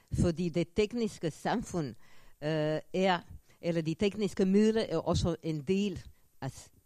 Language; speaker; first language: Danish; non-native, fluent; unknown